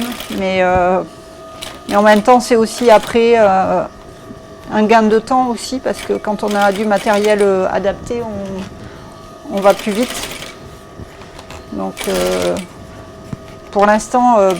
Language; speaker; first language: French; native; French